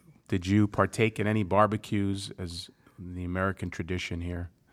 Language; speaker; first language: English; native; English